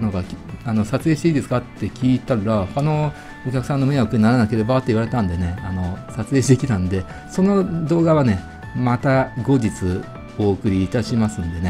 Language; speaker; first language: Japanese; native; Japanese